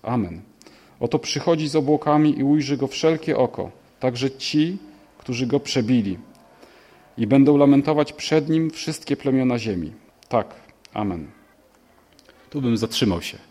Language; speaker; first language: Polish; native; Polish